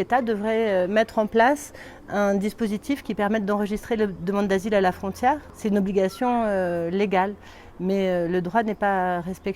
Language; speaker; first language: French; native; French